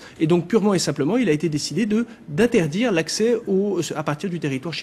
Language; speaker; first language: French; native; French